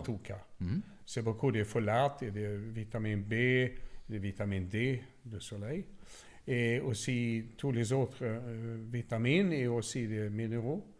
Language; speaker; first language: French; non-native, learner; Swedish